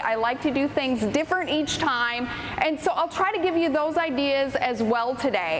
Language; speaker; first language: English; native; English